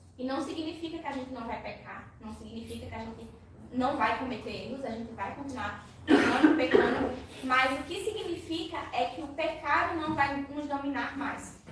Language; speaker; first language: Portuguese; native; Portuguese